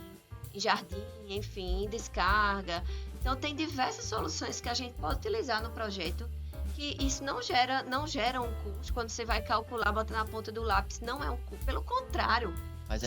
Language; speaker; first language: Portuguese; native; Portuguese